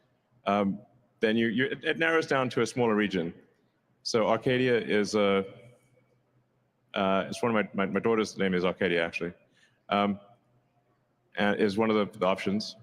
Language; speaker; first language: English; native; English